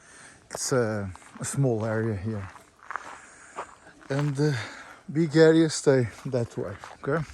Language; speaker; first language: English; non-native, learner; Portuguese